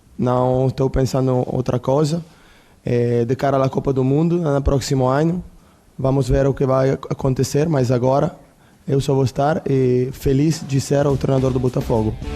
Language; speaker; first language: Portuguese; non-native, fluent; Italian